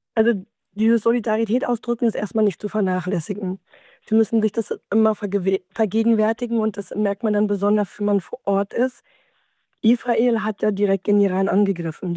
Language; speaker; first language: German; native; German